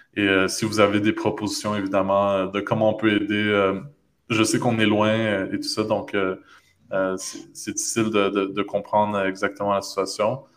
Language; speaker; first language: French; native; French